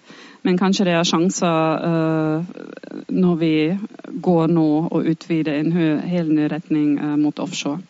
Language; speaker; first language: Norwegian; non-native, fluent; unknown